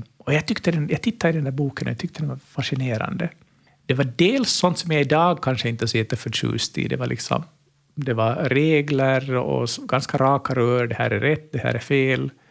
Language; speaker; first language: Swedish; native; Swedish